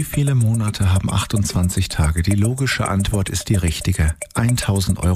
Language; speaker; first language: German; native; German